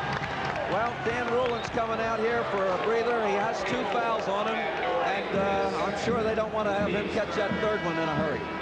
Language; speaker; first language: English; native; English